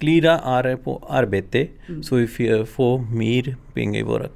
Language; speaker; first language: Swedish; non-native, learner; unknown